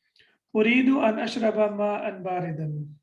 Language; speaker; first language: Arabic; non-native, fluent; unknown